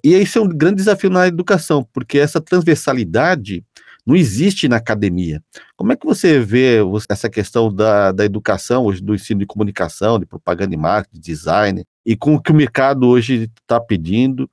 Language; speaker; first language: Portuguese; native; Portuguese